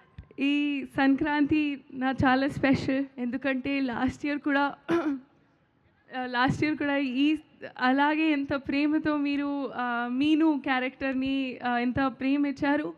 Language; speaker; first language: Telugu; non-native, learner; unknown